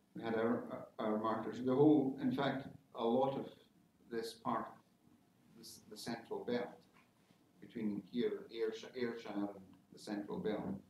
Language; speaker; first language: English; native; English